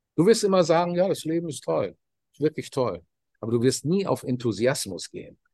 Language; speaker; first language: German; native; German